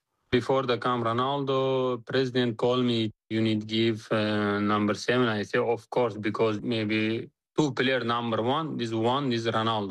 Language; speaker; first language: English; non-native, learner; Uzbek